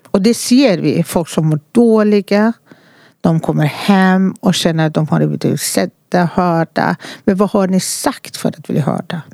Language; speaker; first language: Swedish; non-native, fluent; Persian